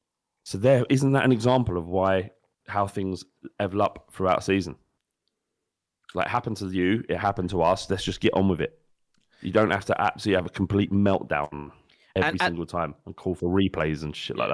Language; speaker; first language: English; native; English